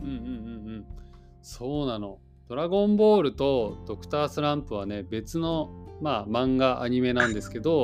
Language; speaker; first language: Japanese; native; Japanese